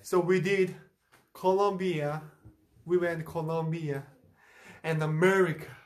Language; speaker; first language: English; non-native, learner; Korean